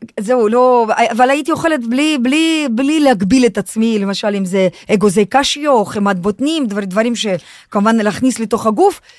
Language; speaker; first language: Hebrew; non-native, fluent; Russian